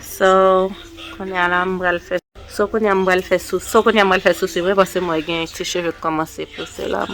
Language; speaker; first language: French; non-native, local second language; Haitian Creole